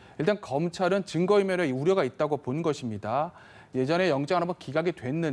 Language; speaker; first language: Korean; native; Korean